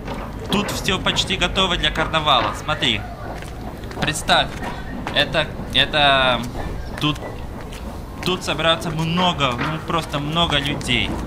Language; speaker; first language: Russian; non-native, fluent; Portuguese